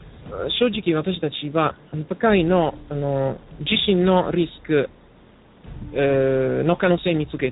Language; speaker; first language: Japanese; non-native, learner; Italian